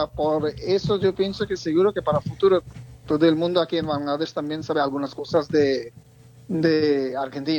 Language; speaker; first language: Spanish; non-native, learner; Bangla